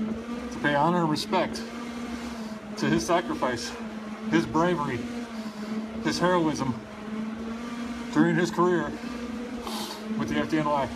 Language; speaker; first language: English; native; English